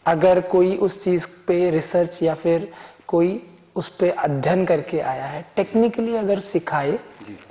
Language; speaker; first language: Hindi; native; Hindi